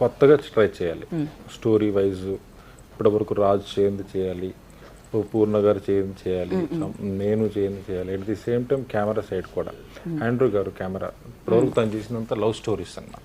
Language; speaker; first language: Telugu; native; Telugu